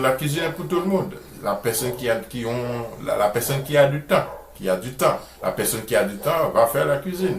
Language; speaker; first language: French; non-native, local second language; Haitian Creole